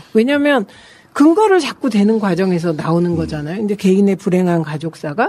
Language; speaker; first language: Korean; native; Korean